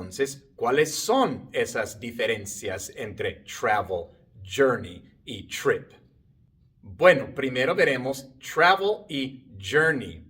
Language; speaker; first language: Spanish; non-native, fluent; English